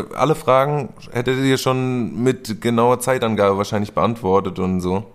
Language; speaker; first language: German; native; German